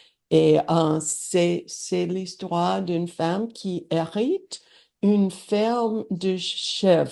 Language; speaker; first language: French; non-native, learner; English